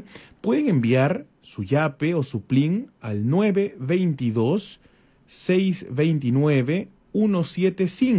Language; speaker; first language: Spanish; native; Spanish